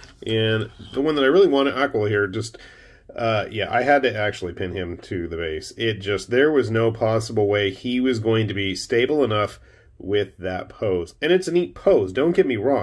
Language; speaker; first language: English; native; English